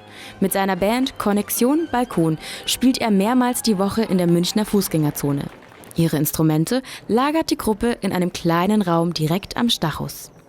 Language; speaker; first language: German; native; German